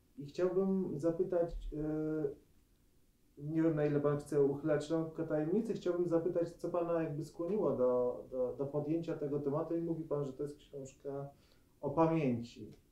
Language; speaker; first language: Polish; native; Polish